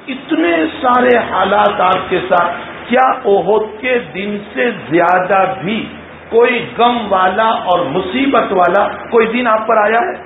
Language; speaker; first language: Urdu; non-native, local second language; Gujarati